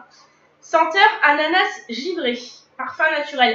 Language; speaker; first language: French; native; French